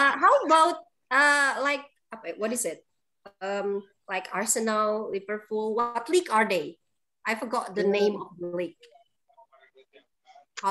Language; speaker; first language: English; non-native, fluent; Indonesian